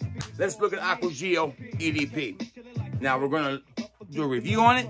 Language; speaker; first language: English; native; English